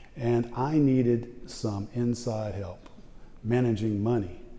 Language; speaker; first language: English; native; English